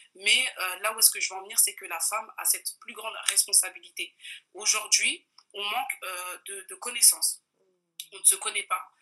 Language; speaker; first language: French; non-native, local second language; Bambara